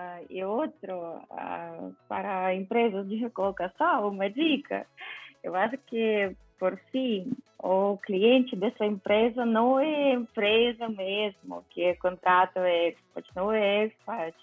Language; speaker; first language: Portuguese; non-native, fluent; Ukrainian